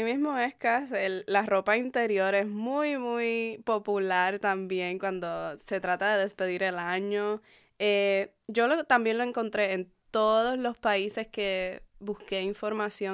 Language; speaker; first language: Spanish; early bilingual, heritage; Spanish